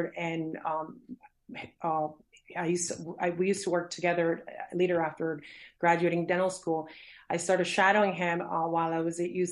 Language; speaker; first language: English; early bilingual, other home language; Spanish